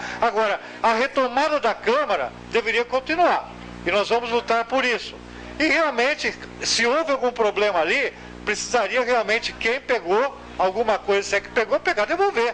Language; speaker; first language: Portuguese; native; Portuguese